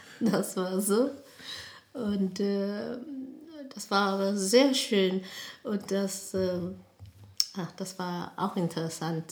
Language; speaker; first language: German; non-native, learner; Amharic